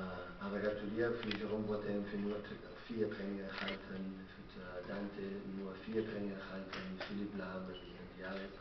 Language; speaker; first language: German; non-native, learner; Catalan